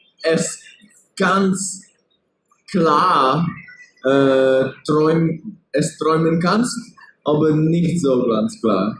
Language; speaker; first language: German; non-native, learner; Czech